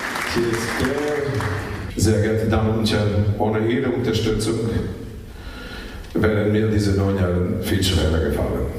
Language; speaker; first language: German; non-native, fluent; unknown